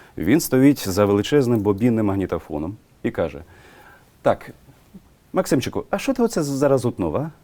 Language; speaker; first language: Ukrainian; non-native, local second language; Russian